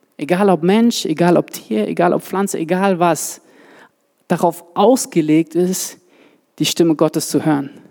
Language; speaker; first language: German; native; German